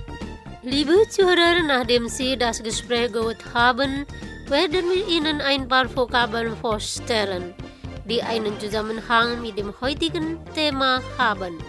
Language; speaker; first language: German; non-native, learner; Indonesian